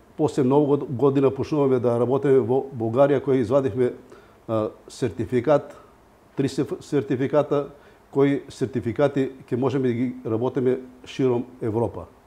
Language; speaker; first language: Macedonian; native; Macedonian